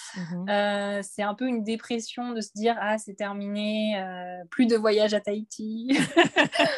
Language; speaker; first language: French; native; French